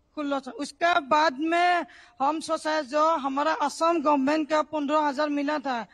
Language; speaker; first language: Hindi; non-native, local second language; Assamese